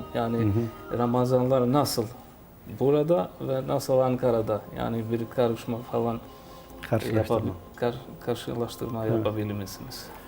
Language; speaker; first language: Turkish; non-native, fluent; Albanian